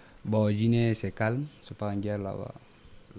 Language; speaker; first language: French; non-native, local second language; Mandingo